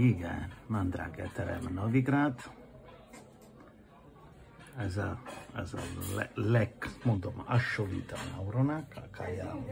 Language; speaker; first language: Hungarian; non-native, learner; Italian